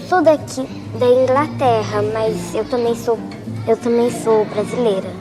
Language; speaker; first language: Portuguese; early bilingual, heritage; Portuguese